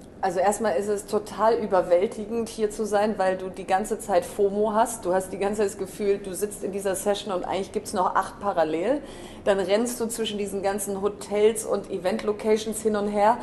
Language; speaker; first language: German; native; German